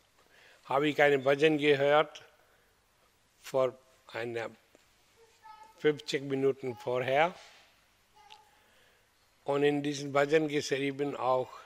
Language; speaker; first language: German; non-native, learner; Hindi